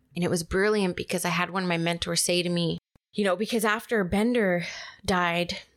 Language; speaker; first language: English; native; English